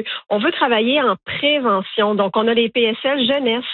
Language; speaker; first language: French; native; French